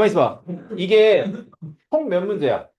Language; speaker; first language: Korean; native; Korean